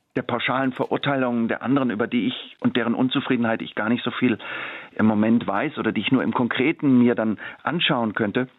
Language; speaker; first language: German; native; German